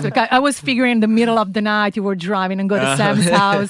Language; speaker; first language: English; non-native, fluent; Italian